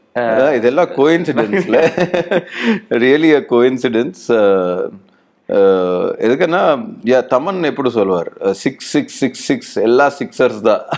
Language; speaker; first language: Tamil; non-native, learner; Telugu